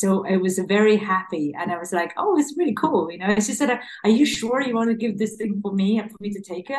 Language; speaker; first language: English; non-native, fluent; Chinese